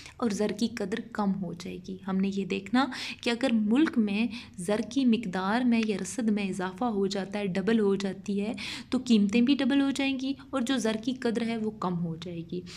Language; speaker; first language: Urdu; non-native, local second language; Punjabi